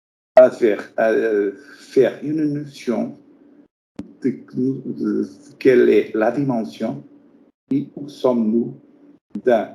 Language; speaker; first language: French; non-native, fluent; Portuguese